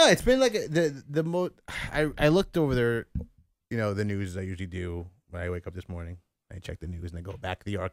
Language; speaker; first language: English; native; English